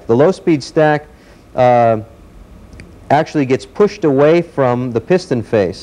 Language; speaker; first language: English; native; English